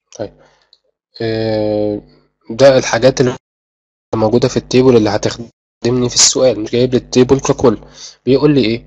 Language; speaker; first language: Arabic; native; Arabic